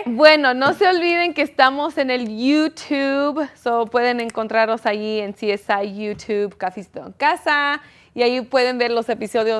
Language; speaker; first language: Spanish; early bilingual, heritage; Spanish